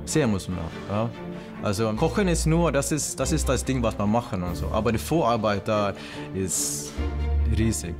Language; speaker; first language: German; non-native, learner; Swedish